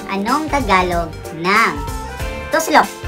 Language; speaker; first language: Filipino; non-native, local second language; Cebuano